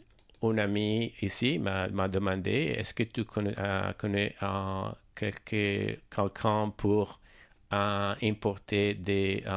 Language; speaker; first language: French; non-native, learner; Italian